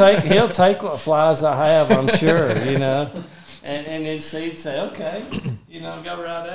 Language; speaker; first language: English; native; English